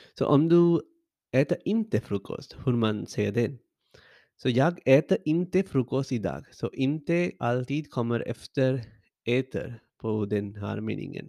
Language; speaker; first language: Swedish; non-native, learner; English